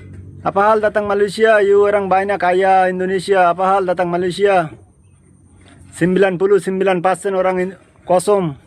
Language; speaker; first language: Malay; non-native, learner; Bangla